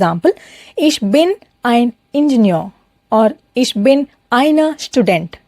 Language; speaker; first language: German; non-native, fluent; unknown